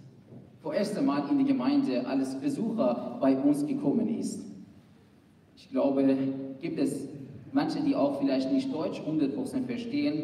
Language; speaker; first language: German; non-native, fluent; Persian